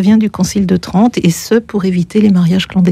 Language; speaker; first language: French; native; French